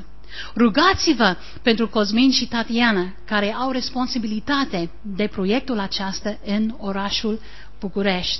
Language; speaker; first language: Romanian; non-native, learner; English